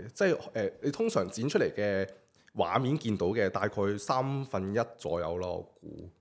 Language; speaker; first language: Cantonese; native; Cantonese